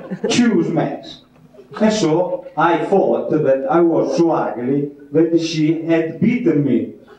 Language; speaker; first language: English; non-native, fluent; Italian